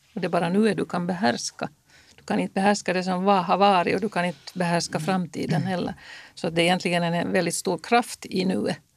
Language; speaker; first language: Swedish; native; Swedish